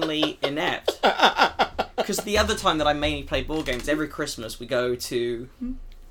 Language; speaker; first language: English; native; English